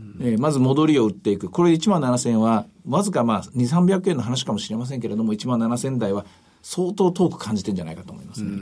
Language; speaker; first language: Japanese; native; Japanese